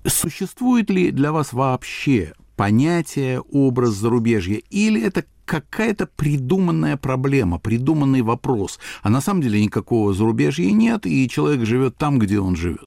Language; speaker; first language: Russian; native; Russian